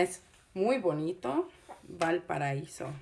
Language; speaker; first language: Spanish; non-native, fluent; English